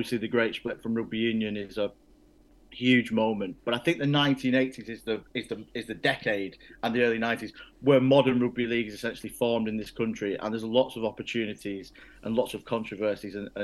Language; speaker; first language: English; native; English